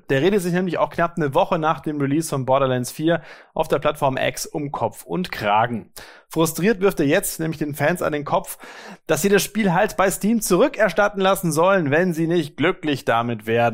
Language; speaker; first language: German; native; German